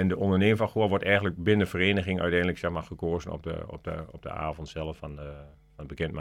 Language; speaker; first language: Dutch; native; Dutch